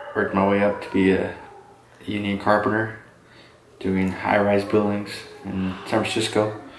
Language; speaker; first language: English; native; English